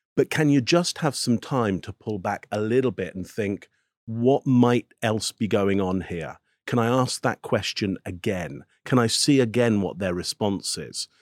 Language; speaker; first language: English; native; English